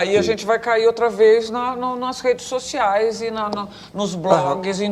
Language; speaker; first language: Portuguese; native; Portuguese